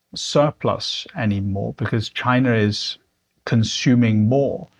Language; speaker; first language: English; native; English